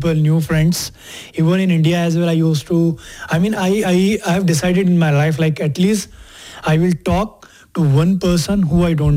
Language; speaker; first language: English; non-native, local second language; Hindi